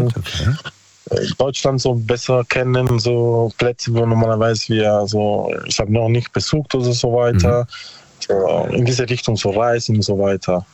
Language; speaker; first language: German; non-native, learner; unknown